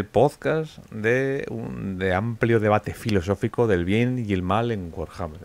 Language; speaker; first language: Spanish; native; Spanish